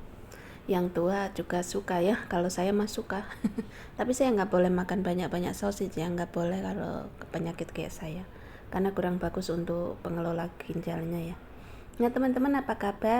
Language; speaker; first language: Indonesian; native; Indonesian